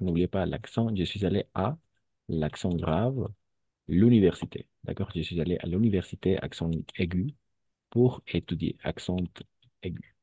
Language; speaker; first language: French; non-native, fluent; Spanish